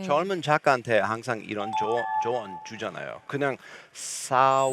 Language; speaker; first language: Korean; non-native, learner; English